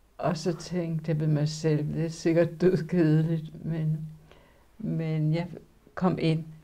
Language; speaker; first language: Danish; early bilingual, other home language; Polish